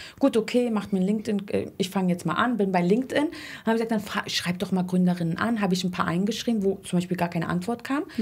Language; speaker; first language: German; early bilingual, other home language; Turkish